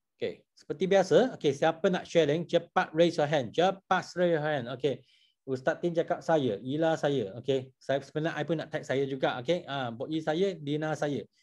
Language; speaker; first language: Malay; non-native, local second language; Chinese